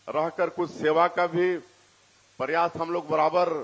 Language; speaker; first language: Hindi; native; Hindi